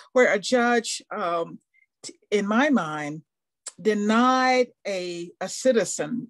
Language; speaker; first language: English; native; English